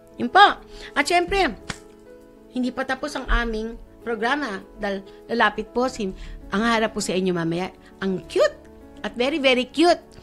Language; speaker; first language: Filipino; native; Filipino